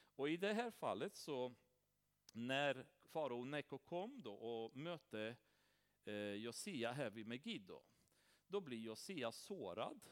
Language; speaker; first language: Swedish; non-native, fluent; Romanian